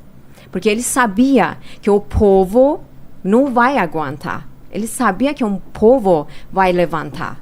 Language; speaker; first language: Portuguese; non-native, fluent; Persian